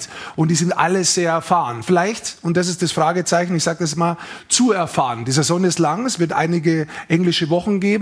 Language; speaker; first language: German; native; German